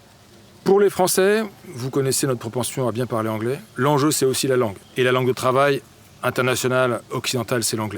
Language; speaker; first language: French; native; French